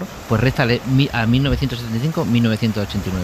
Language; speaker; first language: Spanish; native; Spanish